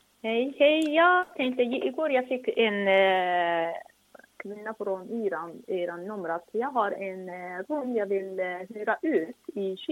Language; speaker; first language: Swedish; non-native, learner; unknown